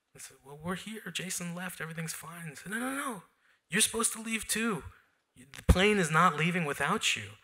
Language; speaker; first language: English; native; English